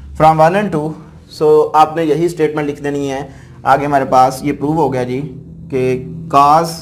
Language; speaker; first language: Urdu; native; Urdu